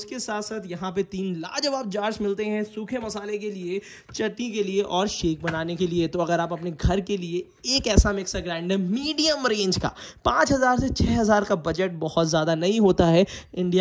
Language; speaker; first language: Hindi; native; Hindi